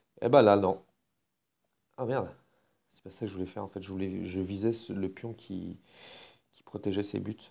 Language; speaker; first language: French; native; French